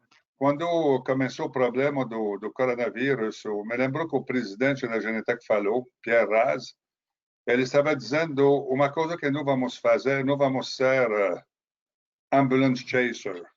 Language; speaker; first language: Portuguese; non-native, fluent; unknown